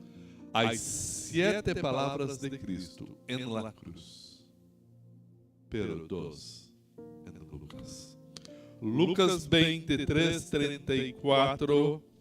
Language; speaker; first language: Spanish; non-native, fluent; Portuguese